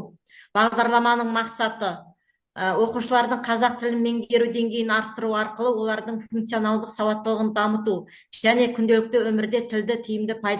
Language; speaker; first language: Kazakh; native; Kazakh